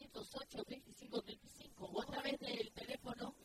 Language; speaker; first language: Spanish; native; Spanish